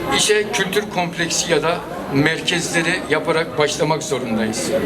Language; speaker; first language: Turkish; native; Turkish